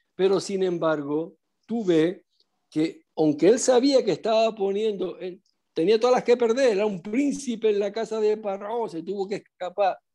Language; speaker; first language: Spanish; non-native, fluent; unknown